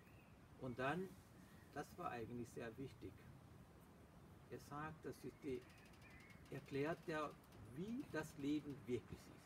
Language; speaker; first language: German; non-native, fluent; Sinhala